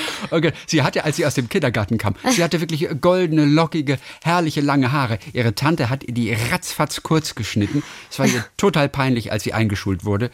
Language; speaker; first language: German; native; German